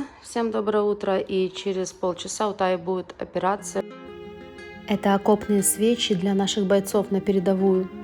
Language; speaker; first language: Russian; native; Russian